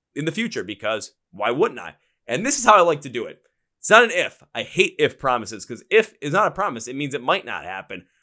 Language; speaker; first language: English; native; English